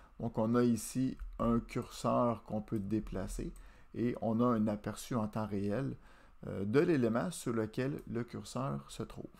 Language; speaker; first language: French; native; French